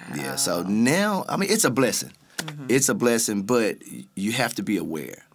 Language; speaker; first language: English; native; English